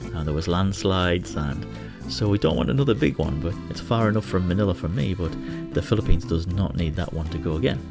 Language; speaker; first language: English; native; English